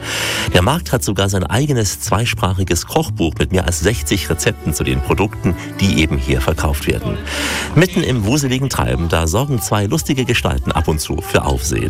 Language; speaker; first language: German; native; German